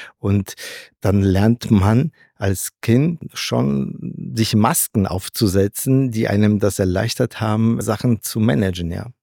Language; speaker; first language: German; non-native, fluent; Polish